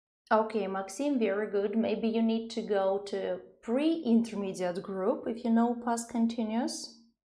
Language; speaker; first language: English; non-native, fluent; Ukrainian